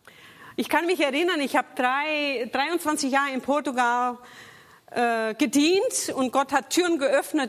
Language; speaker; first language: German; non-native, fluent; Portuguese